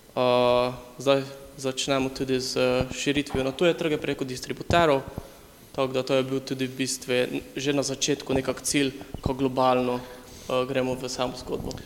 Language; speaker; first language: Slovenian; native; Slovenian